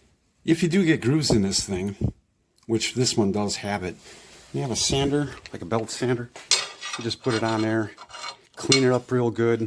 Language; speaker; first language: English; native; English